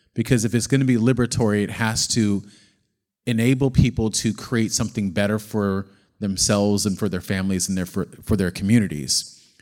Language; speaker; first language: English; native; English